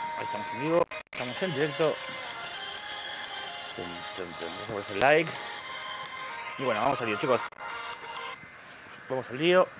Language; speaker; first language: Spanish; native; Spanish